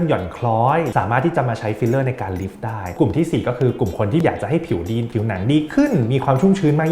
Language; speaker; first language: Thai; native; Thai